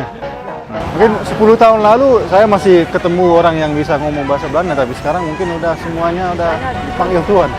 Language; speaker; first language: Indonesian; non-native, fluent; Dutch